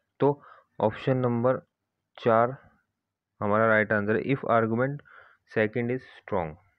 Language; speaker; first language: Hindi; native; Hindi